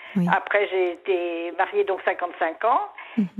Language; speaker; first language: French; native; French